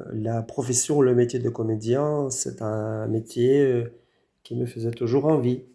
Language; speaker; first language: French; non-native, fluent; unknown